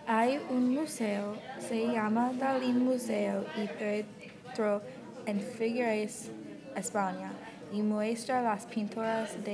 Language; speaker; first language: Spanish; non-native, learner; English